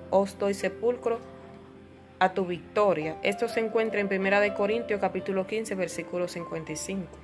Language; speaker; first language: Spanish; native; Spanish